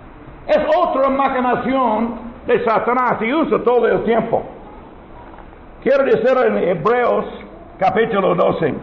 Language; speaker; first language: Spanish; non-native, learner; English